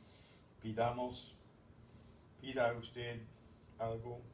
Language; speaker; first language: Spanish; non-native, fluent; English